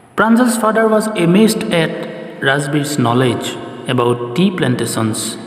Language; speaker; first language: English; non-native, local second language; Assamese